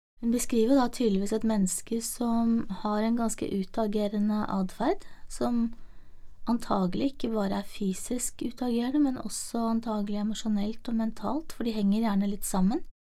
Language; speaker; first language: Norwegian; native; Norwegian